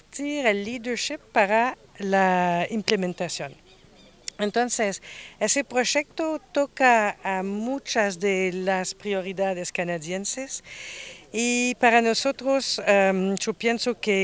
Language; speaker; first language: Spanish; non-native, fluent; French